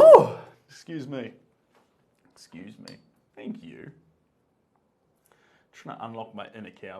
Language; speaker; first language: English; native; English